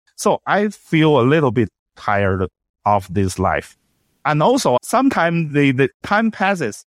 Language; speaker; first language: English; non-native, fluent; Chinese